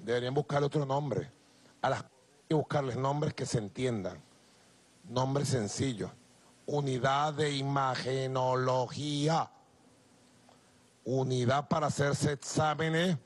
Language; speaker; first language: Spanish; native; Spanish